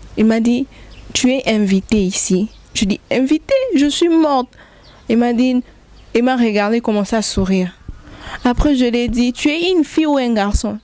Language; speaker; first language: French; non-native, local second language; Lingala